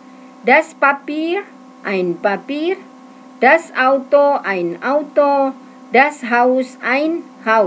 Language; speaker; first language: German; non-native, fluent; Indonesian